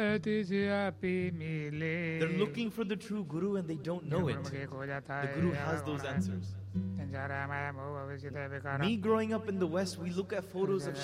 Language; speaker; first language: English; native; English